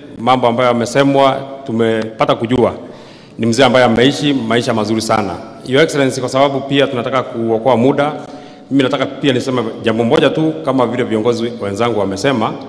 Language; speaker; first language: Swahili; non-native, local second language; Kikuyu